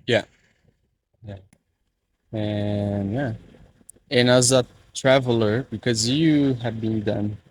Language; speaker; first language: English; non-native, fluent; Portuguese